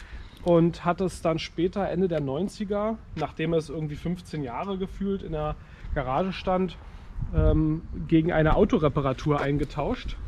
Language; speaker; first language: German; native; German